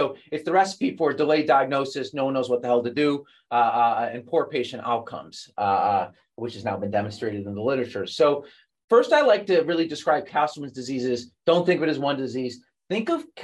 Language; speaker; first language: English; native; English